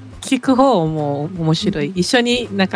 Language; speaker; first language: Japanese; non-native, learner; Portuguese